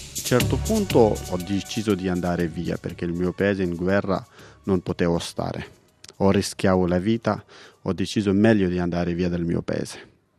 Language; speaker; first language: Italian; non-native, fluent; Pashto